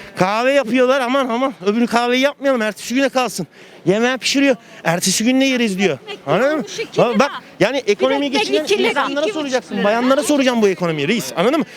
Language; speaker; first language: Turkish; native; Turkish